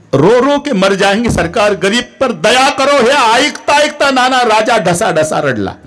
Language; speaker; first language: Hindi; non-native, local second language; Marathi